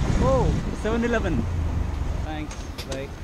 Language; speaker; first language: English; non-native, fluent; Hindi